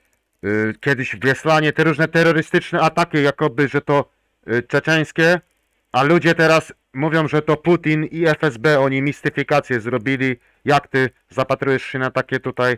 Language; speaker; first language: Polish; native; Polish